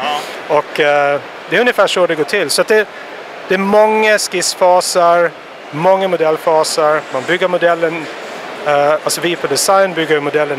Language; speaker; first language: Swedish; native; Swedish